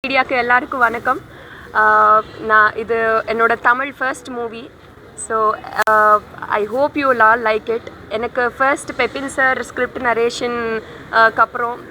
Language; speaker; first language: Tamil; non-native, learner; Telugu